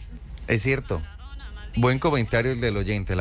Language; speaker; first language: Spanish; native; Spanish